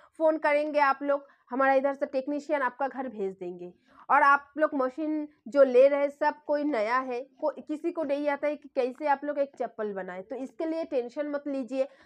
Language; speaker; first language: Hindi; non-native, local second language; Bangla